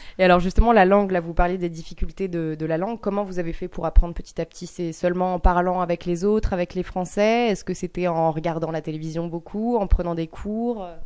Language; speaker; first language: French; native; French